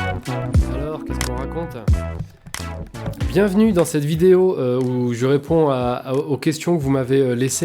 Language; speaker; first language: French; native; French